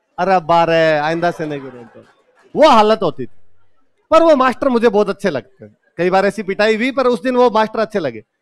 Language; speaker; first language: Hindi; native; Hindi